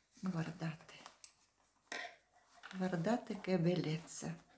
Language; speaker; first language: Italian; non-native, learner; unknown